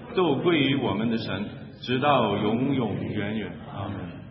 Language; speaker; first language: Chinese; non-native, fluent; English